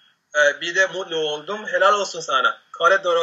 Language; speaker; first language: Turkish; non-native, fluent; Spanish